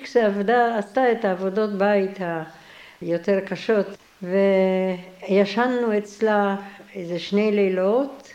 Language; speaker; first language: Hebrew; non-native, fluent; Polish